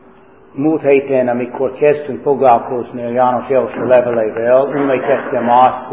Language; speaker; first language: Hungarian; non-native, fluent; English